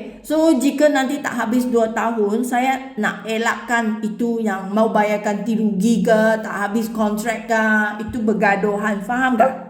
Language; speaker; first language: Indonesian; non-native, learner; Filipino